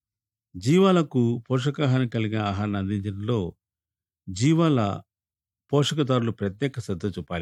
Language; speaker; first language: Telugu; native; Telugu